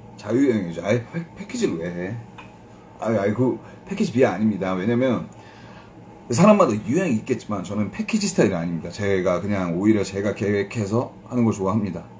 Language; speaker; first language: Korean; native; Korean